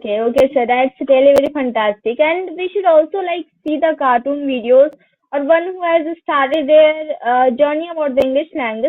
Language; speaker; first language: English; non-native, learner; Hindi